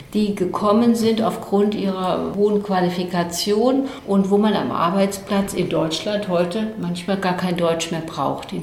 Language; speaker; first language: German; native; German